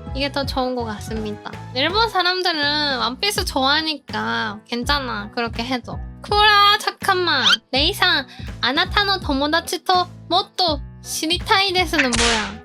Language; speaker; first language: Korean; non-native, fluent; Japanese